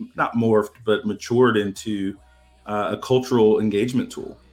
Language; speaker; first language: English; native; English